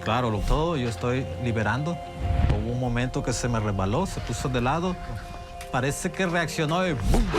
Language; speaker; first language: Spanish; native; Spanish